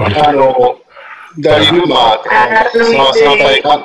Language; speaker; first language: Indonesian; native; Indonesian